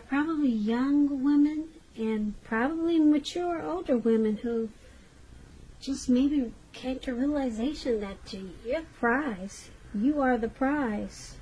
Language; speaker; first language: English; native; English